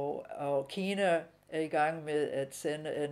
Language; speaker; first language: Danish; non-native, fluent; English